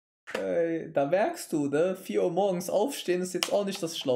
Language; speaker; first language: German; native; German